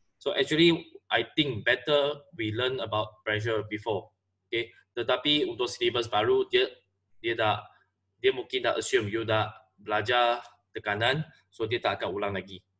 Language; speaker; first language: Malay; non-native, local second language; Chinese